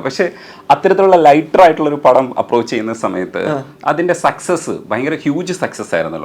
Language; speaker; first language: Malayalam; native; Malayalam